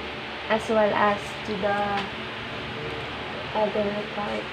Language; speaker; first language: English; non-native, local second language; Filipino